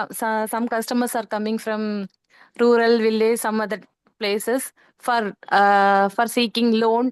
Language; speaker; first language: English; non-native, learner; Tamil